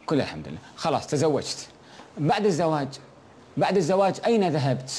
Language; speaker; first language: Arabic; native; Arabic